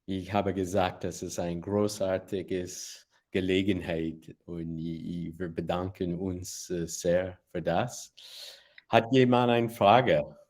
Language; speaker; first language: German; non-native, learner; English